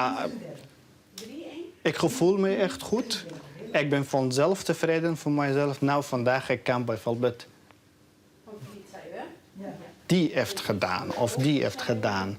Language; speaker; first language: Dutch; non-native, learner; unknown